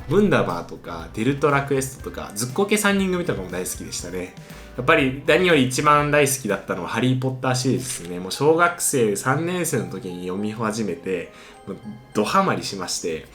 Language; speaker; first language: Japanese; early bilingual, other home language; Chinese